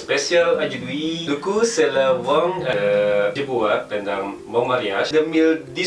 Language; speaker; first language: French; non-native, learner; Indonesian